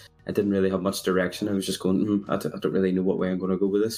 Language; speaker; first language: English; native; English